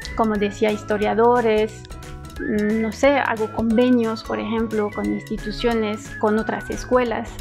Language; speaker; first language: Spanish; non-native, fluent; French